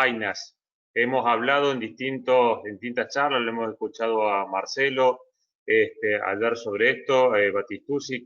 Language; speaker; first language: Spanish; native; Spanish